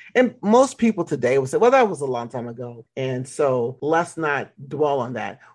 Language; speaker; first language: English; native; English